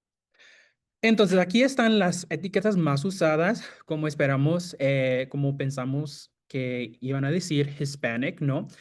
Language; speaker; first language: Spanish; non-native, fluent; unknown